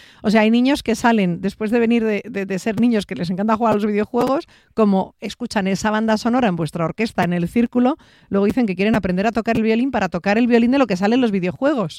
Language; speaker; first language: Spanish; native; Spanish